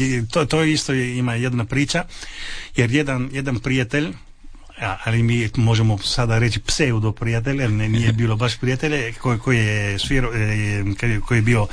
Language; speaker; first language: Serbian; early bilingual, heritage; Italian